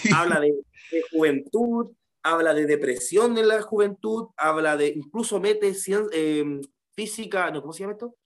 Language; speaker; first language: Spanish; native; Spanish